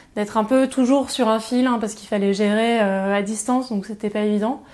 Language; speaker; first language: French; native; French